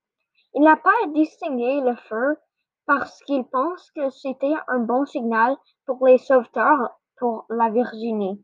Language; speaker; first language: French; non-native, learner; English